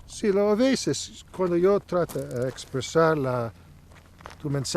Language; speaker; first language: Spanish; non-native, learner; English